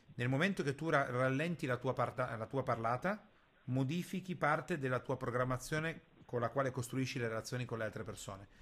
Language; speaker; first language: Italian; native; Italian